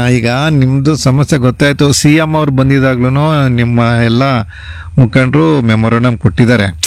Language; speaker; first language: Kannada; native; Kannada